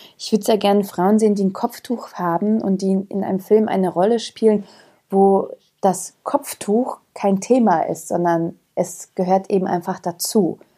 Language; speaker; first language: German; early bilingual, other home language; Croatian